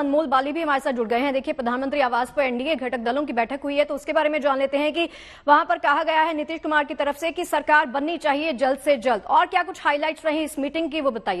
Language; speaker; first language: Hindi; native; Hindi